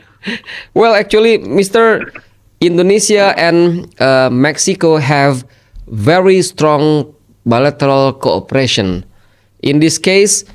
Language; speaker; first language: English; non-native, fluent; Indonesian